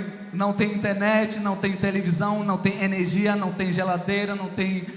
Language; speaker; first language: Portuguese; non-native, local second language; Ticuna